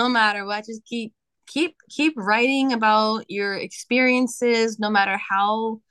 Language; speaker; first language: English; native; English